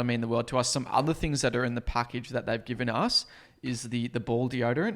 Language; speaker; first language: English; native; English